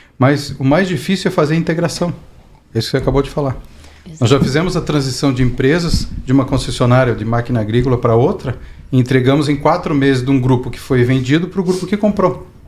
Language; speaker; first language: Portuguese; native; Portuguese